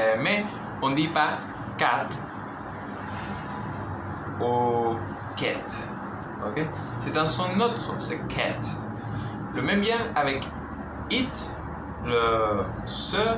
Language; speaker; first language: French; non-native, learner; Spanish